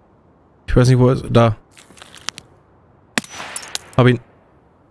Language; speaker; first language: German; native; German